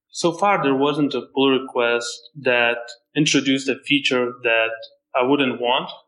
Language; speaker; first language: English; non-native, fluent; Lithuanian